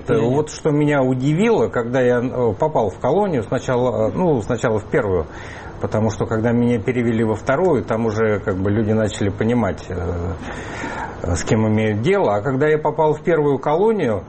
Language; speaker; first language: Russian; native; Russian